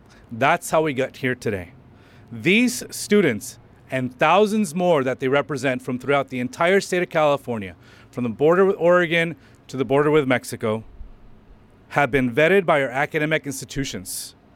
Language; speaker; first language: English; early bilingual, other home language; Spanish